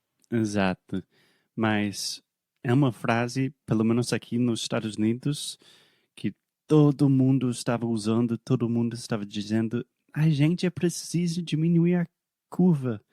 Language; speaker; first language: Portuguese; non-native, fluent; English